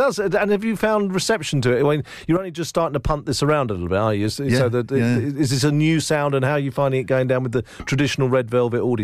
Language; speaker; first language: English; native; English